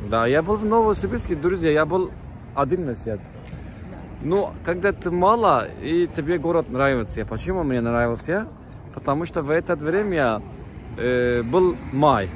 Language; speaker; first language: Russian; non-native, learner; Turkish